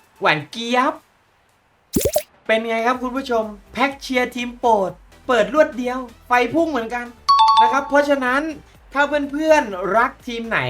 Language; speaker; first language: Thai; native; Thai